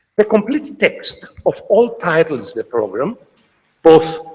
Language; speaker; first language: English; non-native, fluent; Greek